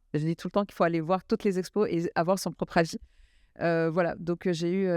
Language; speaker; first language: French; early bilingual, other home language; Arabic